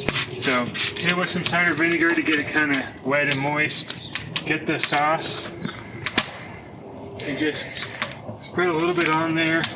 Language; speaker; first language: English; native; English